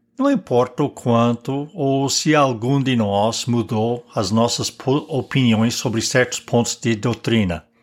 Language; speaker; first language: Portuguese; non-native, fluent; English